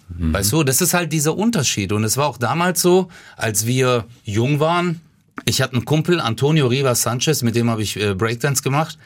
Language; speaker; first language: German; early bilingual, other home language; Turkish